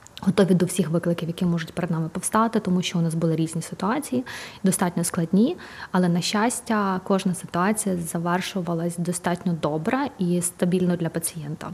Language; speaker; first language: Ukrainian; native; Ukrainian